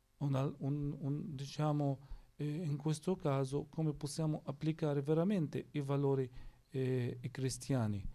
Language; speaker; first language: Italian; non-native, fluent; Arabic